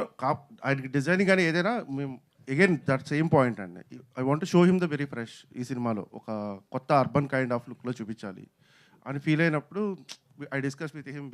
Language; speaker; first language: Telugu; native; Telugu